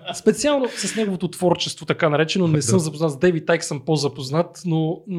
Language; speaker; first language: Bulgarian; native; Bulgarian